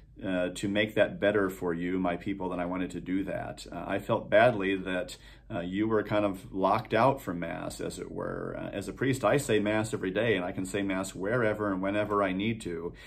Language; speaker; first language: English; native; English